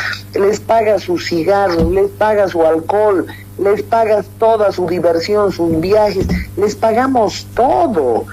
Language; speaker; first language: Spanish; native; Spanish